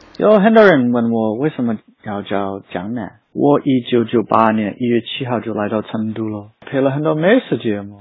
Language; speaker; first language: Chinese; non-native, fluent; English